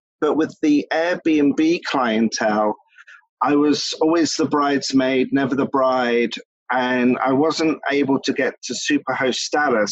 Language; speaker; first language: English; native; English